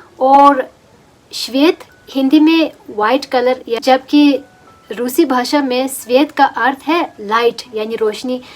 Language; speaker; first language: Hindi; non-native, local second language; Russian